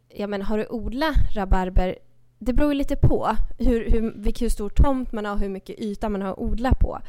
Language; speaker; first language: Swedish; native; Swedish